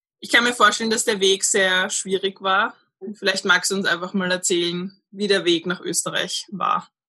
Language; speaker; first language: German; native; German